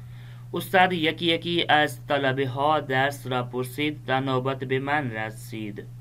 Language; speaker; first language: Persian; non-native, fluent; Urdu